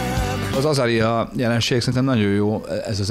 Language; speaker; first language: Hungarian; native; Hungarian